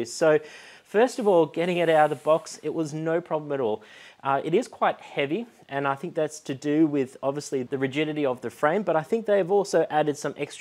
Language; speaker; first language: English; native; English